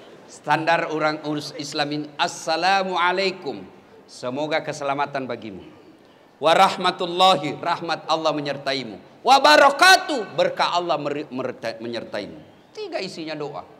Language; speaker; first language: Malay; non-native, local second language; Buginese